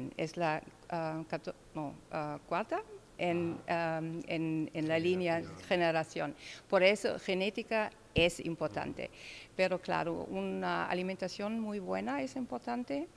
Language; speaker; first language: Spanish; non-native, learner; German